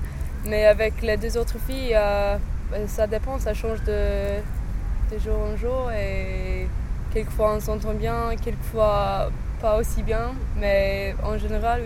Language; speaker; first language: French; non-native, fluent; English